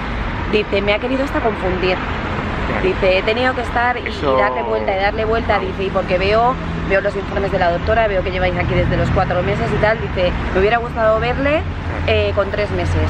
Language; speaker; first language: Spanish; native; Spanish